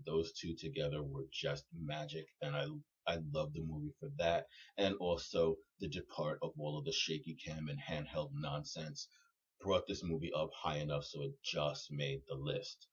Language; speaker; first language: English; native; English